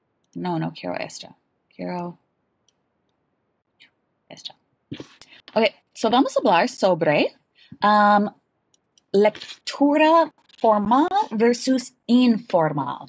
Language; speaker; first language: Spanish; non-native, learner; English